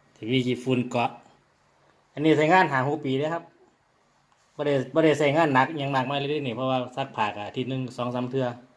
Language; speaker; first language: Thai; native; Thai